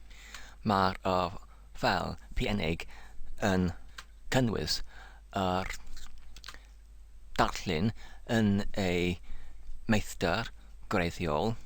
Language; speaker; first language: Welsh; non-native, learner; English